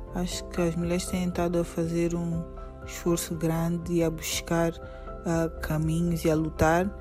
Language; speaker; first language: Portuguese; native; Portuguese